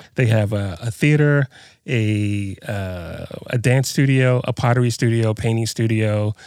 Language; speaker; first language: English; native; English